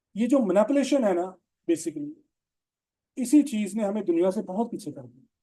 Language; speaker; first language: Urdu; non-native, local second language; Punjabi